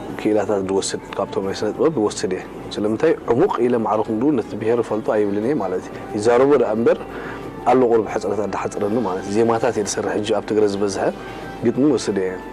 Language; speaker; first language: Tigrinya; native; Tigrinya